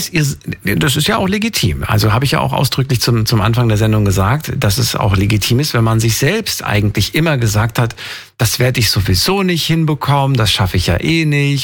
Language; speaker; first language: German; native; German